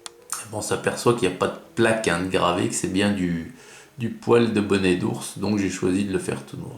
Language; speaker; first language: French; native; French